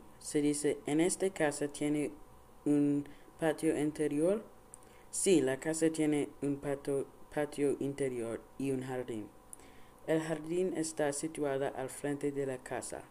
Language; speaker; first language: Spanish; non-native, learner; English